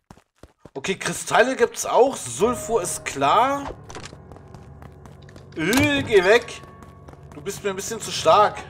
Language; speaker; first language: German; native; German